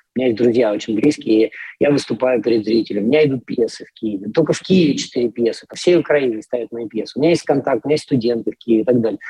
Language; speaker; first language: Russian; native; Russian